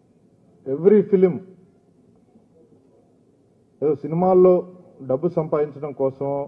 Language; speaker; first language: Telugu; native; Telugu